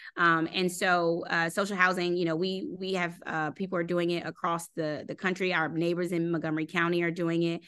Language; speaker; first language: English; native; English